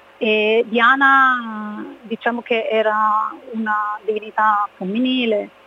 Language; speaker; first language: Italian; early bilingual, other home language; Spanish